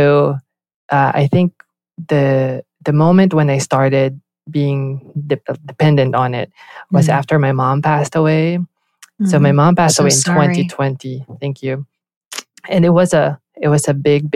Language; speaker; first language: English; non-native, local second language; Filipino